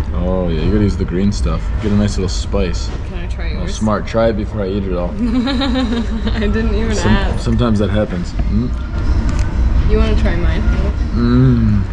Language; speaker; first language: English; native; English